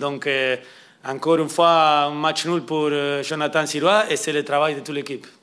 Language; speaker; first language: French; non-native, fluent; Spanish